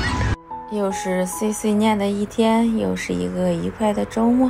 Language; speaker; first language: Chinese; native; Chinese